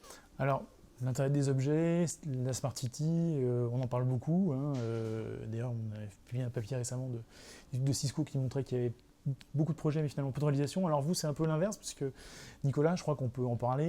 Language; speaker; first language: French; native; French